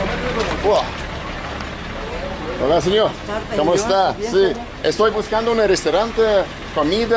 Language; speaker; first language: Spanish; non-native, learner; English